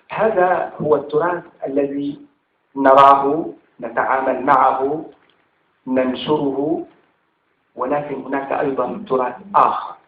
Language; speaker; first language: Arabic; native; Arabic